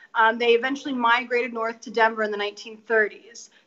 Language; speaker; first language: English; native; English